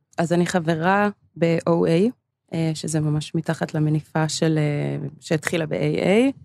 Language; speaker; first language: Hebrew; early bilingual, other home language; English